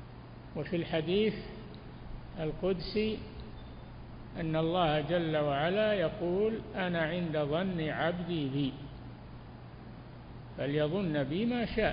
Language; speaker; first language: Arabic; native; Arabic